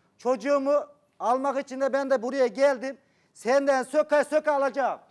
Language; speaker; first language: Turkish; native; Turkish